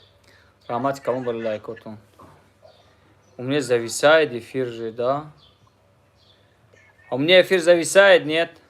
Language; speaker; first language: Russian; non-native, learner; Tajik